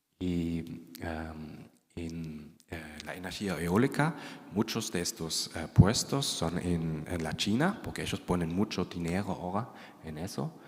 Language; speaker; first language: Spanish; non-native, fluent; German